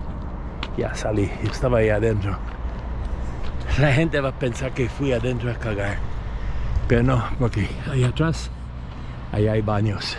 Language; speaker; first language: Spanish; non-native, fluent; English